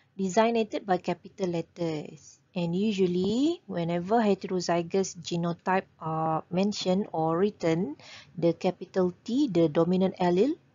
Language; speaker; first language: English; non-native, local second language; Malay